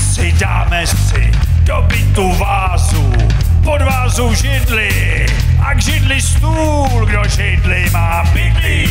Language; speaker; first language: Czech; native; Czech